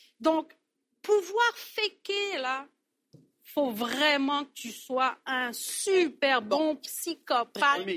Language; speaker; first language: French; native; French